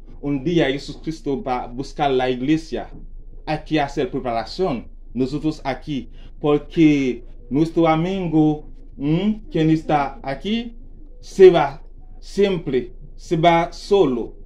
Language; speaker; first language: Spanish; non-native, learner; Haitian Creole